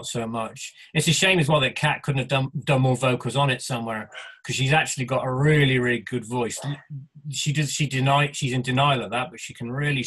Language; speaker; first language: English; native; English